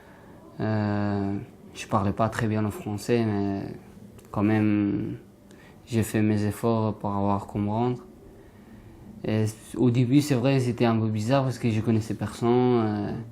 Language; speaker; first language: French; non-native, learner; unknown